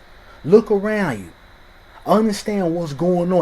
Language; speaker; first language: English; native; English